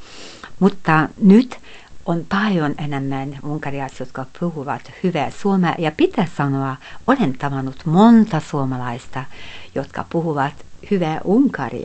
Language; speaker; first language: Finnish; non-native, fluent; Hungarian